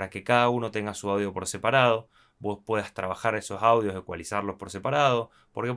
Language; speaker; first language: Spanish; native; Spanish